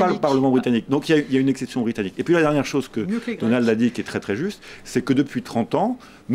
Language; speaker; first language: French; native; French